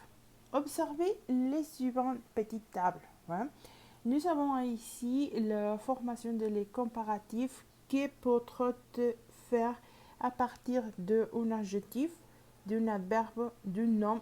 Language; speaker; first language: French; non-native, learner; Spanish